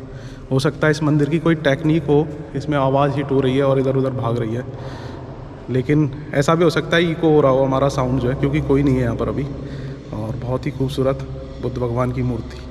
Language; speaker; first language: Hindi; native; Hindi